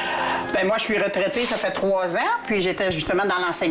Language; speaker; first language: French; native; French